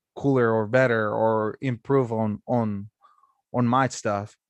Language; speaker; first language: English; non-native, fluent; Spanish